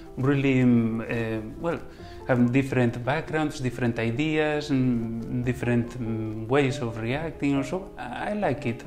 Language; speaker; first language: English; non-native, fluent; Galician